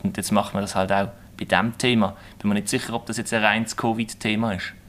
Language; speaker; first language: German; native; German